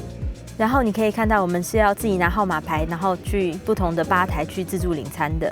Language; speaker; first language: Chinese; native; Chinese